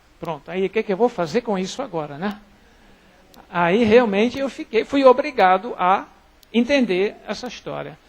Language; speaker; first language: Portuguese; non-native, fluent; German